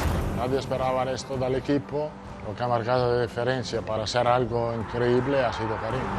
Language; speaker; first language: Spanish; non-native, fluent; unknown